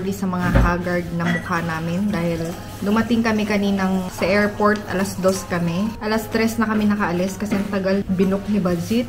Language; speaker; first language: Filipino; native; Filipino